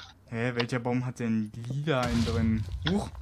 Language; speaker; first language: German; native; German